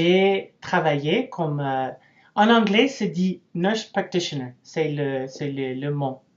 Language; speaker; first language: French; non-native, learner; English